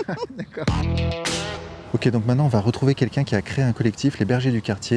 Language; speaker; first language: French; native; French